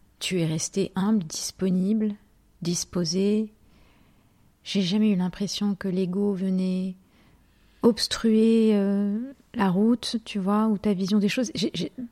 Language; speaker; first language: French; native; French